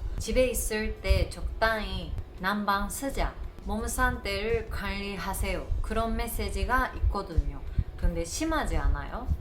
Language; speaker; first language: Korean; non-native, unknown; Japanese